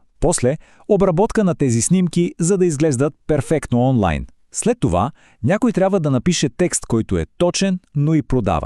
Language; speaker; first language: Bulgarian; native; Bulgarian